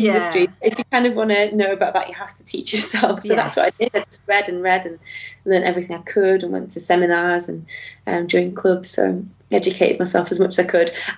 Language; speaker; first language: English; native; English